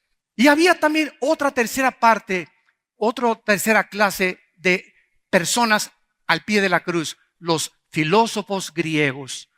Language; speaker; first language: Spanish; native; Spanish